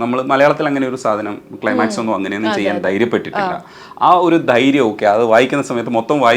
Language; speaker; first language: Malayalam; native; Malayalam